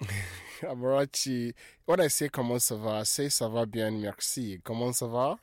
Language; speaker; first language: French; non-native, fluent; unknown